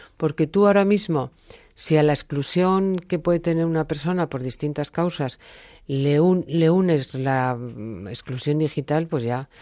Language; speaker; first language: Spanish; native; Spanish